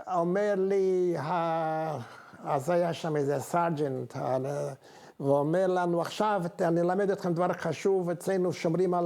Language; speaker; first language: Hebrew; non-native, fluent; Hungarian